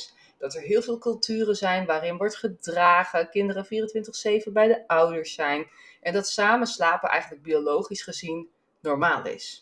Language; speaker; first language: Dutch; native; Dutch